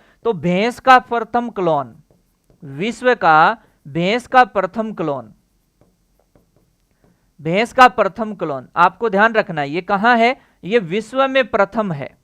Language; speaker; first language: Hindi; native; Hindi